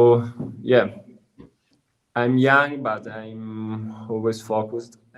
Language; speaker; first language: English; non-native, learner; Italian